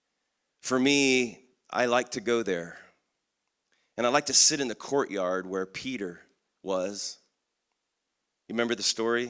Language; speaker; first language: English; native; English